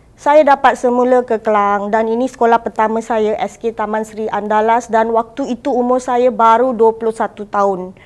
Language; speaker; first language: Malay; non-native, local second language; Tamil